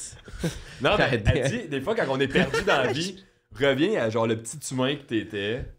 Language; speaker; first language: French; native; French